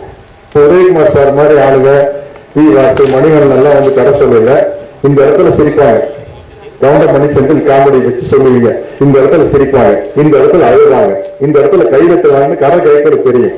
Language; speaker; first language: Tamil; native; Tamil